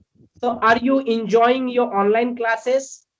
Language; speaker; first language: English; non-native, learner; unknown